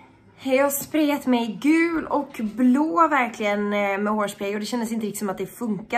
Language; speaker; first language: Swedish; native; Swedish